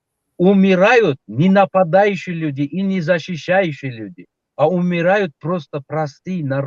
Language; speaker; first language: Russian; non-native, local second language; Tajik